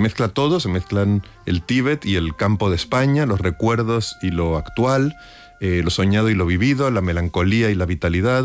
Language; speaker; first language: Spanish; native; Spanish